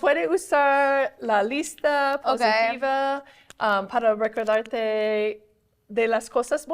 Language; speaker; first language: Spanish; non-native, fluent; English